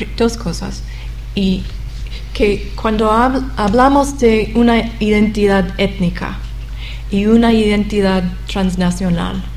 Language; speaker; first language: Spanish; non-native, fluent; English